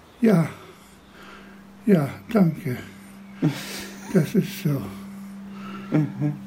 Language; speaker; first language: German; non-native, fluent; Polish